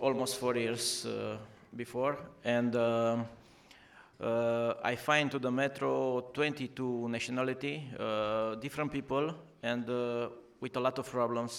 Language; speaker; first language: English; non-native, learner; Romanian